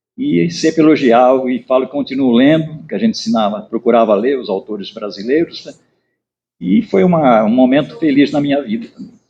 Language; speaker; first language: Portuguese; native; Portuguese